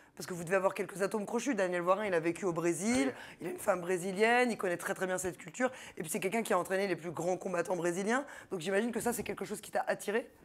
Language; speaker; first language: French; native; French